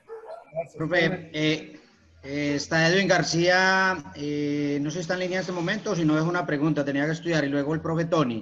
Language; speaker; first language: Spanish; native; Spanish